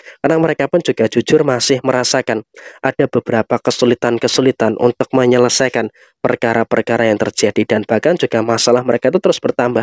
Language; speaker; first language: Indonesian; native; Indonesian